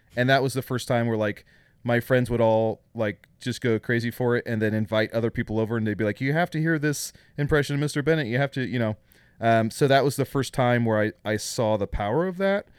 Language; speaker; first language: English; native; English